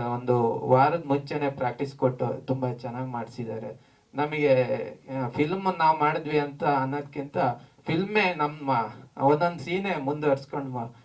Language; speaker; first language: Kannada; native; Kannada